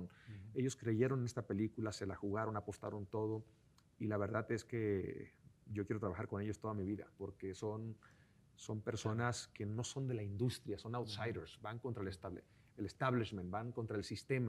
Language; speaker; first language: Spanish; native; Spanish